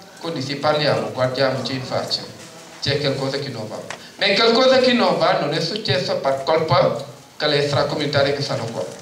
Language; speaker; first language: Italian; non-native, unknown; Wolof